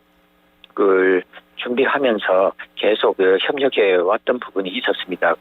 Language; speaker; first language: Korean; native; Korean